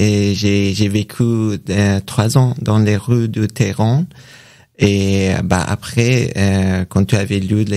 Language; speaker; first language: French; non-native, learner; Persian